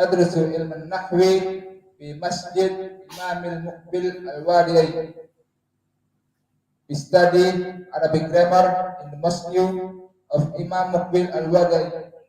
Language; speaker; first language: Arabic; non-native, learner; Indonesian